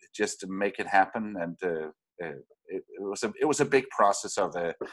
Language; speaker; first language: English; non-native, fluent; Danish